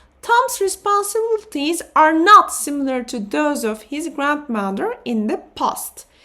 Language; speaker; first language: English; non-native, fluent; Turkish